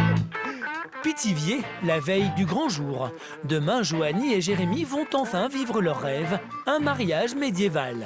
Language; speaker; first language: French; native; French